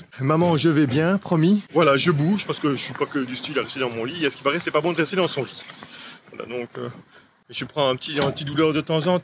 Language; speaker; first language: French; native; French